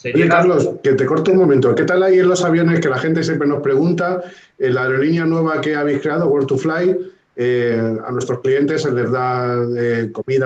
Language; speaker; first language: Spanish; native; Spanish